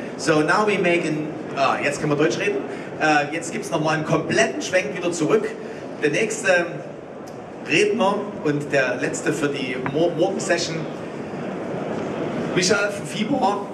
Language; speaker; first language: German; native; German